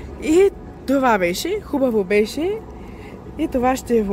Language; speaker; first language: Bulgarian; native; Bulgarian